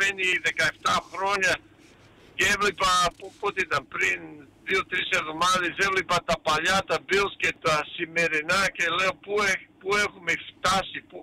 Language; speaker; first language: Greek; early bilingual, heritage; Greek